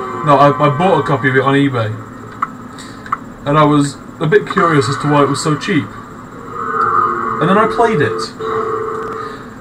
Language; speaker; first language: English; native; English